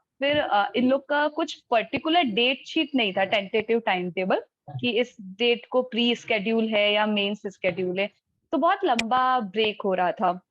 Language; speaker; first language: Hindi; native; Hindi